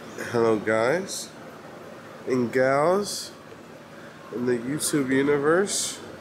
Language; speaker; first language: English; native; English